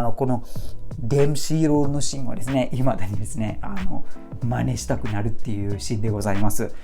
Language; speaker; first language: Japanese; non-native, fluent; Malay